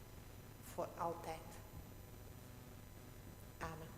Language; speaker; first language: Dutch; non-native, local second language; Western Frisian